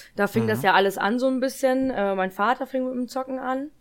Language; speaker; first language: German; early bilingual, other home language; Polish